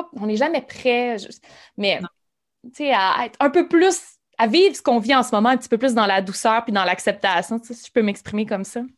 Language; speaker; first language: French; native; French